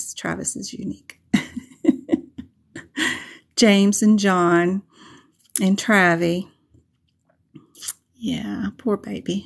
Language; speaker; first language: English; native; English